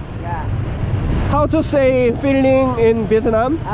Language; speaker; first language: English; non-native, learner; Korean